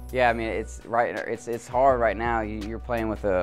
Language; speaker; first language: English; native; English